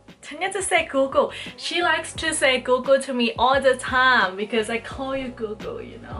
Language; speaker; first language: English; non-native, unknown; Thai